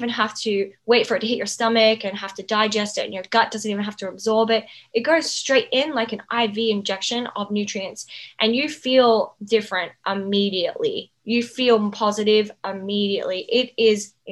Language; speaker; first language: English; native; English